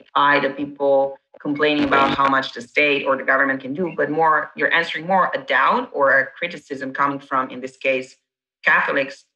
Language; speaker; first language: English; non-native, fluent; Italian